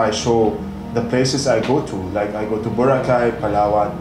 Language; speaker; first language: English; non-native, fluent; Arabic